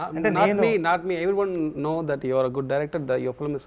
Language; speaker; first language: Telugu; non-native, local second language; Tamil